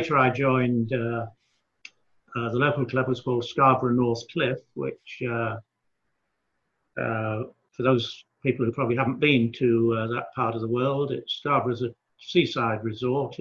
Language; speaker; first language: English; native; English